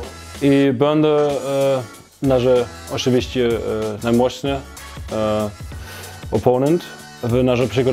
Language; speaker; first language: Polish; non-native, learner; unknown